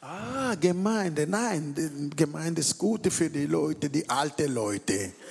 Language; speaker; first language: German; non-native, learner; French